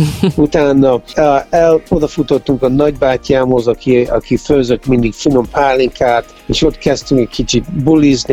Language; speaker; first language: Hungarian; early bilingual, heritage; Hungarian